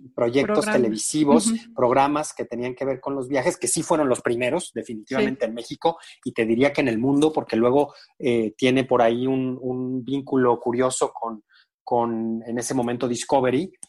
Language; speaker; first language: Spanish; native; Spanish